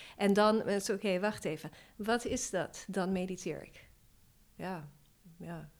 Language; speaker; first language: Dutch; non-native, fluent; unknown